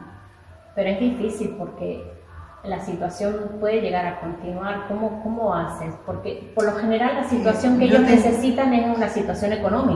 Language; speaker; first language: Spanish; native; Spanish